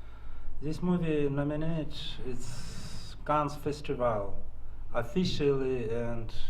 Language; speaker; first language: English; non-native, learner; Russian